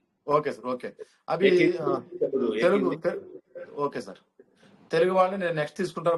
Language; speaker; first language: Telugu; native; Telugu